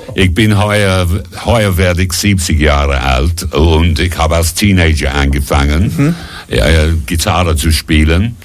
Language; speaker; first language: German; non-native, fluent; English